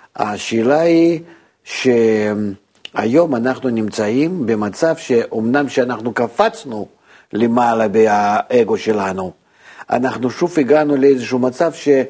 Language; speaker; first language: Hebrew; non-native, fluent; Russian